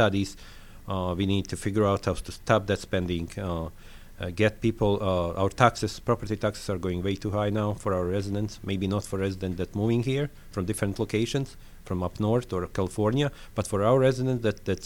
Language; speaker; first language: English; non-native, fluent; French